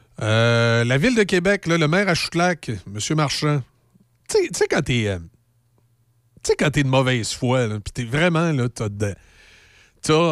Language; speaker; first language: French; native; French